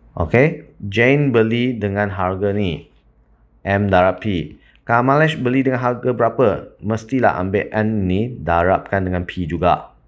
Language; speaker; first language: Malay; non-native, local second language; Chinese